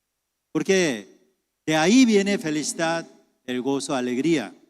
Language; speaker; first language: Spanish; non-native, fluent; Korean